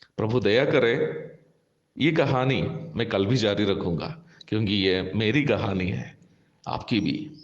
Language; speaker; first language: Hindi; non-native, local second language; Malayalam